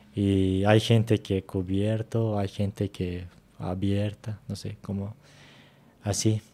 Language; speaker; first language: Spanish; non-native, fluent; Turkish